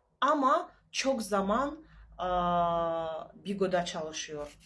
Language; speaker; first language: Turkish; non-native, learner; Russian